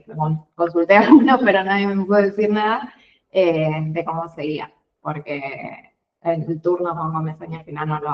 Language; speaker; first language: Spanish; native; Spanish